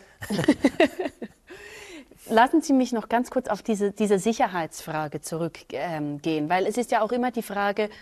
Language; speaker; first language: German; native; German